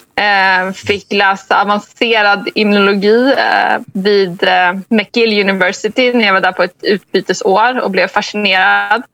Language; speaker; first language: Swedish; native; Swedish